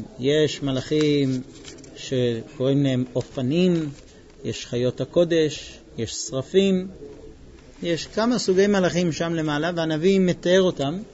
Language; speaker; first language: Hebrew; non-native, fluent; English